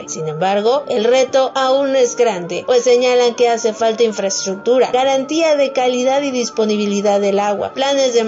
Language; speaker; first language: Spanish; native; Spanish